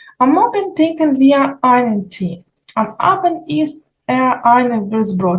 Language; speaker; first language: German; non-native, learner; Ukrainian